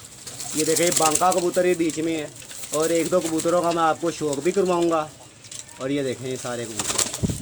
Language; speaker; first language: Hindi; non-native, local second language; Punjabi